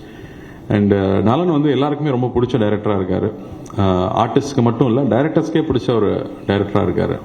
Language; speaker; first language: Tamil; native; Tamil